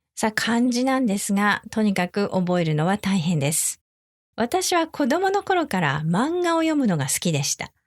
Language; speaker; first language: Japanese; native; Japanese